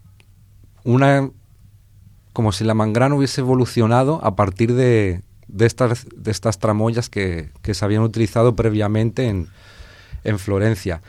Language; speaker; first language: Spanish; native; Spanish